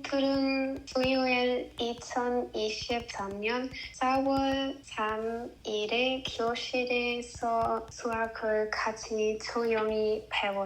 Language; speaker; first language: Korean; non-native, learner; English